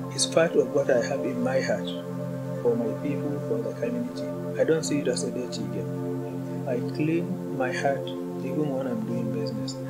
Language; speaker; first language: English; non-native, local second language; Hausa